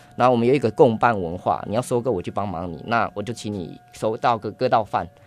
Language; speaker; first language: Chinese; native; Chinese